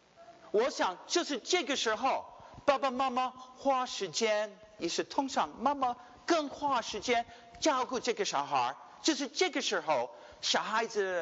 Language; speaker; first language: Chinese; early bilingual, heritage; Chinese